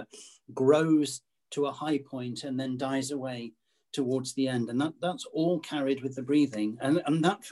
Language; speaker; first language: English; native; English